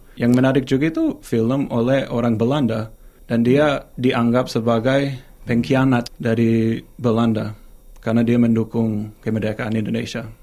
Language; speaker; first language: Indonesian; non-native, fluent; English